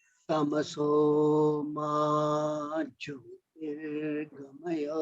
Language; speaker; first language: Hindi; native; Hindi